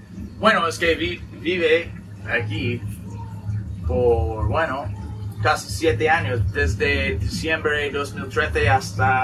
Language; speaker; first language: Spanish; non-native, learner; English